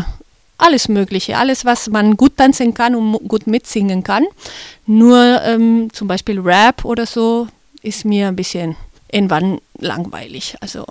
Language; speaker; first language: German; non-native, fluent; Spanish